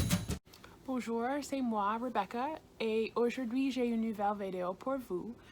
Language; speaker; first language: French; non-native, fluent; English